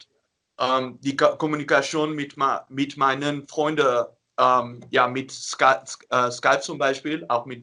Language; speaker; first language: German; non-native, learner; Dutch